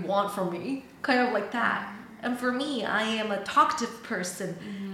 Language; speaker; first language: English; non-native, fluent; Chinese